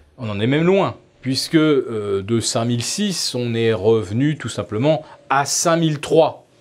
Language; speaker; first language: French; native; French